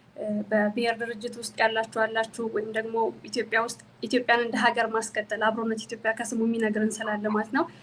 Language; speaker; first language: Amharic; native; Amharic